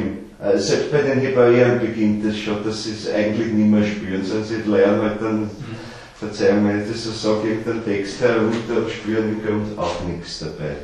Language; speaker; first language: German; native; German